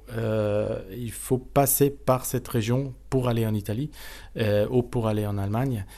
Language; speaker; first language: French; non-native, fluent; German